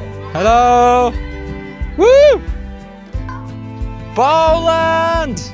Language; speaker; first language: English; non-native, fluent; Lithuanian